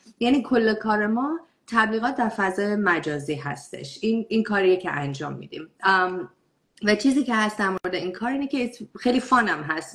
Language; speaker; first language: Persian; early bilingual, heritage; Persian